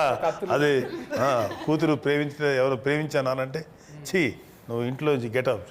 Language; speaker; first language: Telugu; native; Telugu